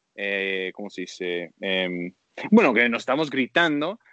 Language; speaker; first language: Spanish; early bilingual, heritage; Spanish